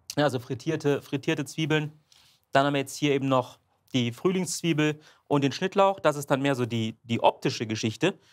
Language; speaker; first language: German; native; German